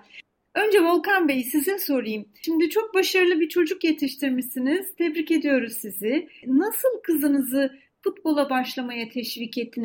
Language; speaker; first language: Turkish; native; Turkish